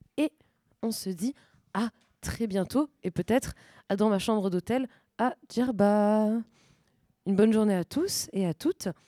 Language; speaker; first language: French; native; French